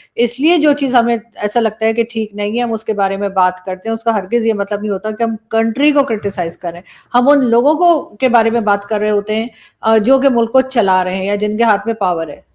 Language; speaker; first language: Urdu; native; Urdu